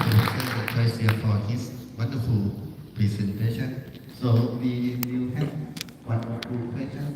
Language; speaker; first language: English; non-native, learner; Thai